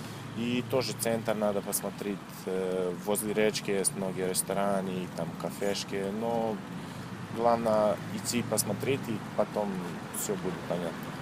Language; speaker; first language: Russian; non-native, learner; Serbian